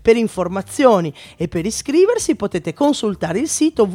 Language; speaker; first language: Italian; native; Italian